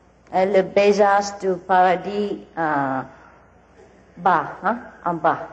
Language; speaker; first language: French; non-native, learner; Vietnamese